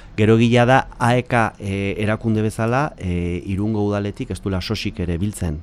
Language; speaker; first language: Basque; native; Basque